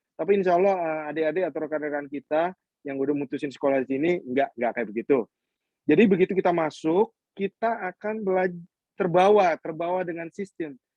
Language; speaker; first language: Indonesian; native; Indonesian